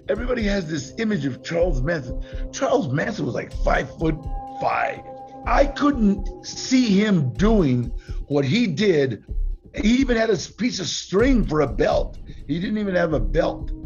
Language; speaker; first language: English; native; English